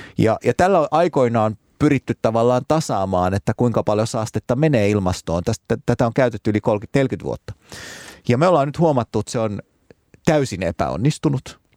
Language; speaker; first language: Finnish; early bilingual, other home language; Arabic